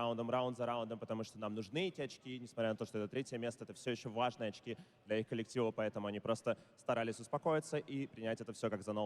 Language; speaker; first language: Russian; native; Russian